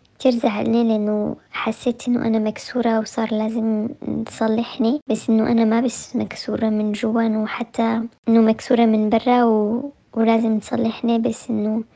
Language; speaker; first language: Arabic; early bilingual, heritage; French